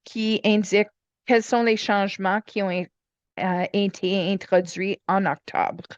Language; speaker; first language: French; non-native, learner; English